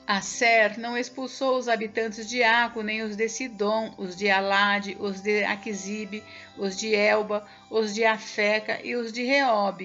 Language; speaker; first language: Portuguese; native; Portuguese